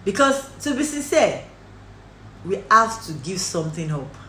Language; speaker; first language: English; non-native, local second language; Yoruba